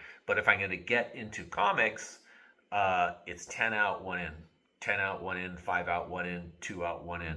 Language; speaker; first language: English; native; English